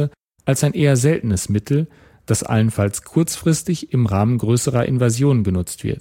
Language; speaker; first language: German; native; German